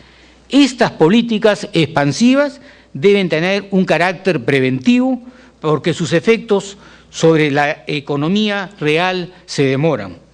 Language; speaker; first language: Spanish; native; Spanish